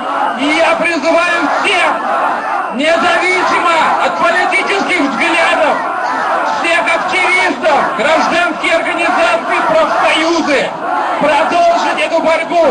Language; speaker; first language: Russian; native; Russian